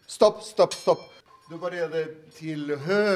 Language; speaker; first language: Swedish; non-native, fluent; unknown